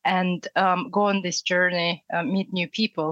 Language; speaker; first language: English; non-native, fluent; Russian